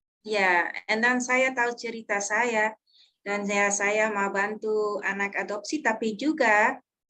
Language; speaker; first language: Indonesian; non-native, learner; Dutch